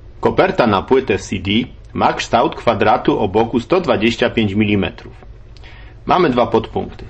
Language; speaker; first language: Polish; native; Polish